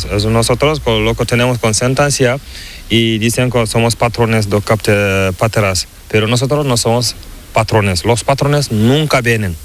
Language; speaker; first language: Spanish; non-native, learner; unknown